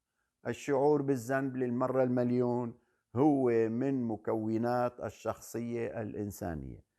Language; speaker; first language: Arabic; native; Arabic